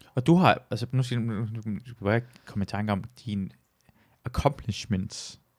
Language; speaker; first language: Danish; non-native, fluent; Persian